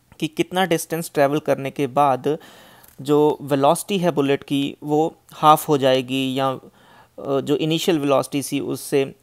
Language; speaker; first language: Hindi; native; Hindi